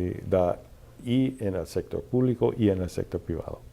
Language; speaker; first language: Spanish; non-native, fluent; English